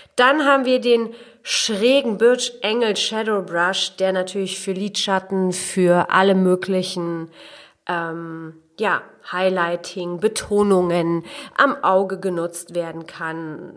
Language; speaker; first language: German; early bilingual, other home language; Polish